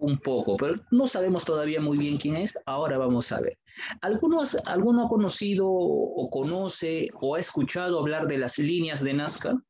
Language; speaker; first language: Spanish; native; Spanish